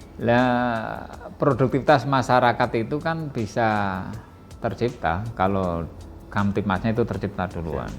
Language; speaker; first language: Indonesian; native; Indonesian